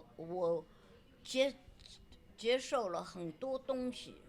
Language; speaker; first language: Chinese; non-native, local second language; Wu Chinese